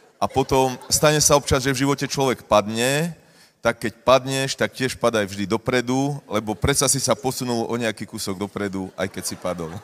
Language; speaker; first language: Slovak; native; Slovak